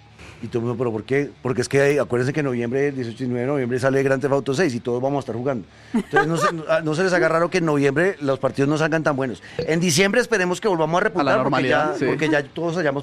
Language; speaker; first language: Spanish; native; Spanish